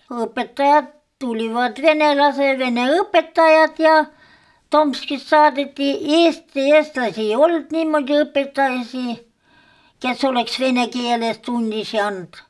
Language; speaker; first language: Estonian; early bilingual, heritage; Estonian